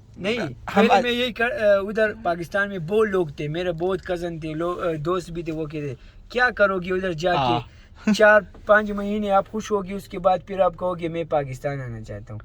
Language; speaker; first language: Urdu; non-native, local second language; Pashto